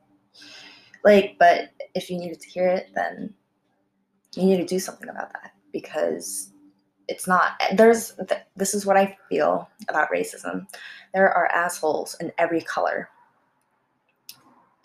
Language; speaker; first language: English; early bilingual, other home language; Korean